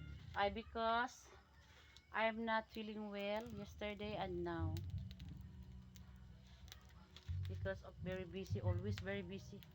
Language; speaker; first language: English; non-native, learner; Filipino